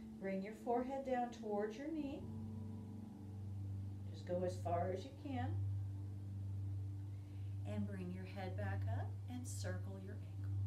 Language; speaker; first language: English; native; English